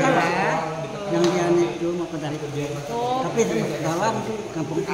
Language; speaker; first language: Indonesian; non-native, local second language; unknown